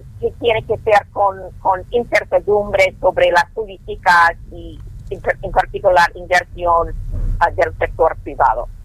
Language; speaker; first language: Spanish; non-native, fluent; English